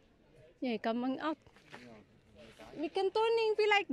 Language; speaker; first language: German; non-native, learner; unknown